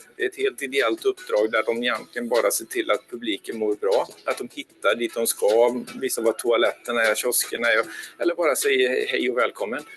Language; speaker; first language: Swedish; native; Swedish